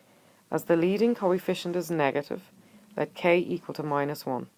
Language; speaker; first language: English; native; English